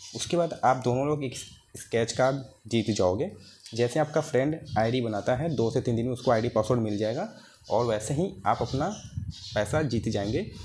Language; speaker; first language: Hindi; native; Hindi